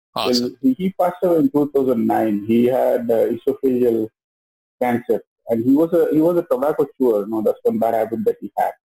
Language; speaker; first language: English; non-native, local second language; Kannada